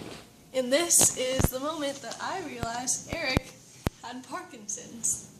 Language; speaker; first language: English; native; English